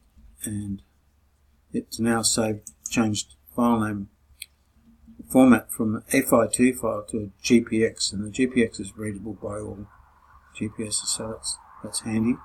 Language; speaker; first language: English; native; English